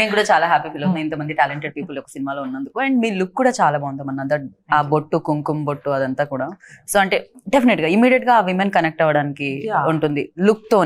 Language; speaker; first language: Telugu; native; Telugu